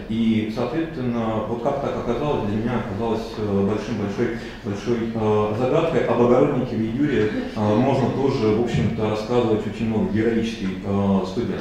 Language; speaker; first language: Russian; native; Russian